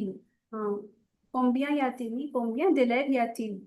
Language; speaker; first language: French; non-native, fluent; Hindi